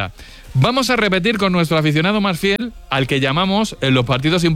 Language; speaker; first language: Spanish; native; Spanish